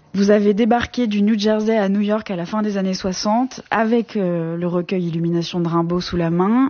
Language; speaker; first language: French; native; French